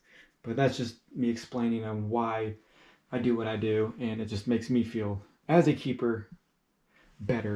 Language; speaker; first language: English; native; English